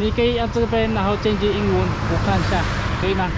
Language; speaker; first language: Chinese; non-native, learner; Filipino